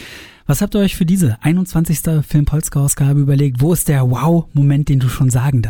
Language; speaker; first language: German; native; German